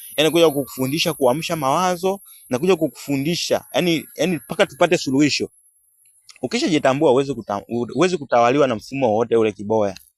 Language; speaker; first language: Swahili; native; Swahili